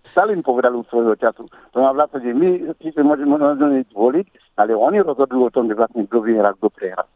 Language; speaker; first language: Slovak; non-native, fluent; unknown